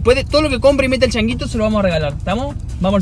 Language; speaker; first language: Spanish; native; Spanish